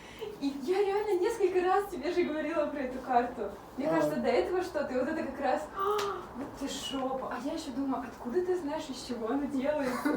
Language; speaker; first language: Russian; native; Russian